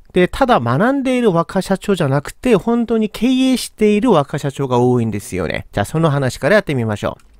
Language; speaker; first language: Japanese; non-native, fluent; Korean